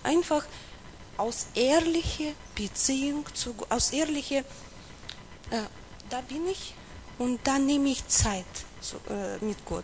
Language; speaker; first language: German; non-native, learner; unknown